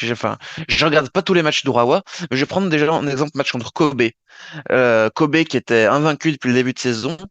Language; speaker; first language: French; native; French